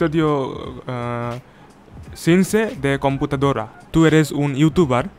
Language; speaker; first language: Spanish; non-native, learner; Bangla